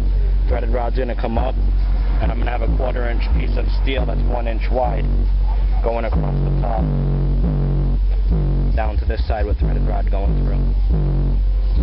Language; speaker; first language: English; native; English